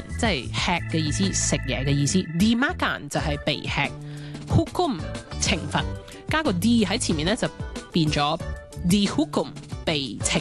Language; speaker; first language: Cantonese; early bilingual, heritage; Cantonese